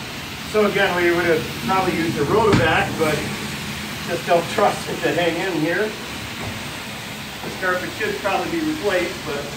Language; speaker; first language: English; native; English